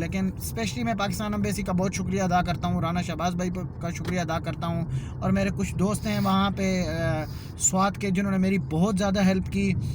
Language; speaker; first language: Urdu; non-native, local second language; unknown